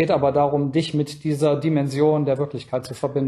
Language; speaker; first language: German; native; German